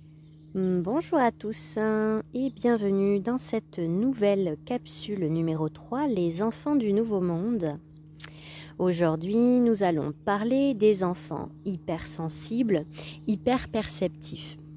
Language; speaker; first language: French; native; French